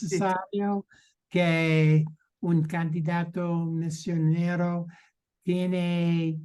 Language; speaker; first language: Spanish; non-native, learner; English